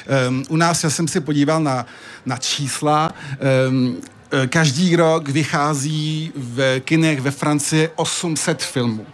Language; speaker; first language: Czech; early bilingual, heritage; French